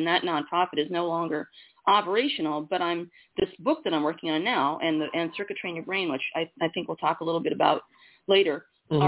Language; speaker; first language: English; native; English